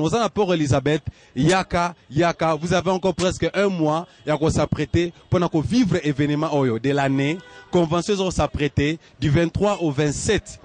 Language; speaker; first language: French; non-native, local second language; Lingala